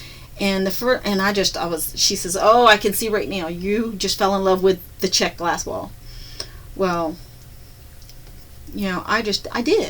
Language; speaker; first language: English; native; English